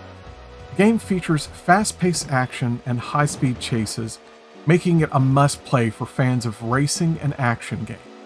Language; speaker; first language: English; native; English